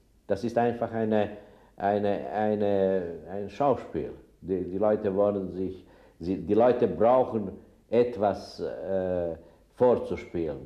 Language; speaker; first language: German; non-native, fluent; Serbian